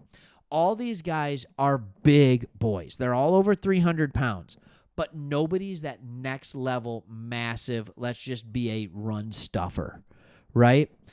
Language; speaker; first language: English; native; English